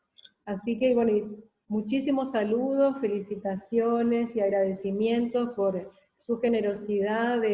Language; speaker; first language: Spanish; native; Spanish